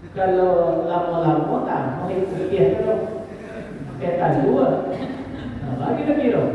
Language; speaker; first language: Indonesian; non-native, local second language; Minangkabau